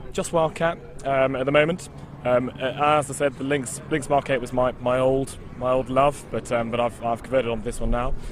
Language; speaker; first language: English; native; English